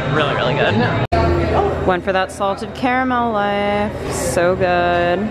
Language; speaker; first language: English; native; English